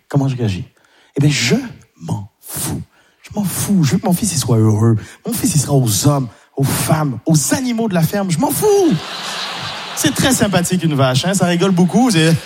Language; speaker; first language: French; non-native, local second language; Haitian Creole